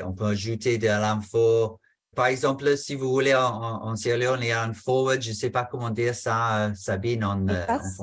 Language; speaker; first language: French; non-native, fluent; English